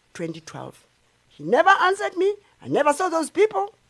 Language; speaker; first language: English; non-native, local second language; Xhosa